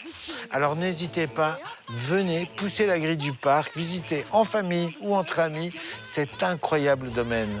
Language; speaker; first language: French; native; French